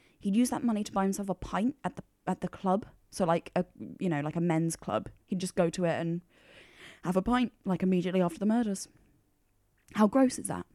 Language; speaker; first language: English; native; English